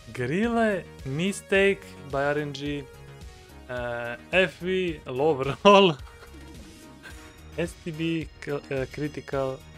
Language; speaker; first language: English; non-native, learner; Croatian